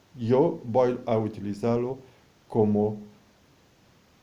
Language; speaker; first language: Spanish; non-native, fluent; German